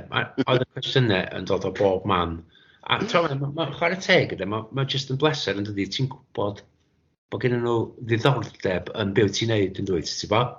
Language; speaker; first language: Welsh; native; Welsh